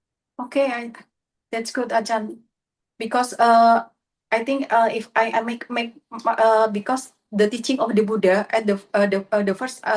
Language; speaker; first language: English; non-native, learner; Indonesian